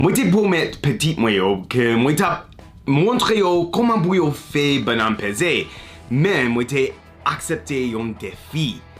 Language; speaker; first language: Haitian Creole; non-native, learner; English